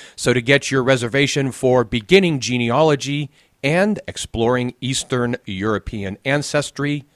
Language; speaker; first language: English; native; English